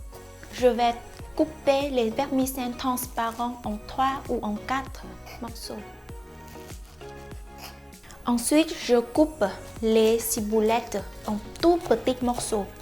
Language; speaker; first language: French; non-native, fluent; Vietnamese